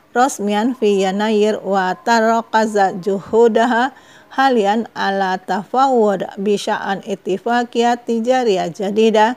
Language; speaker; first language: Arabic; non-native, learner; Indonesian